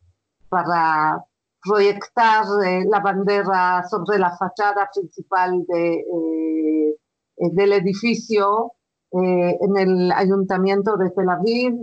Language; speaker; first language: Spanish; non-native, fluent; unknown